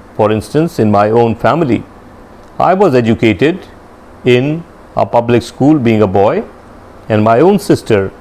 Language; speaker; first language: English; non-native, local second language; Hindi